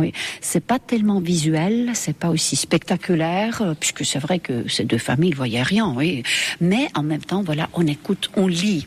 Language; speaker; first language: French; non-native, fluent; Estonian